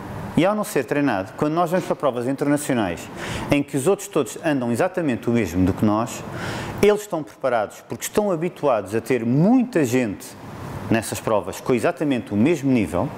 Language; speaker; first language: Portuguese; native; Portuguese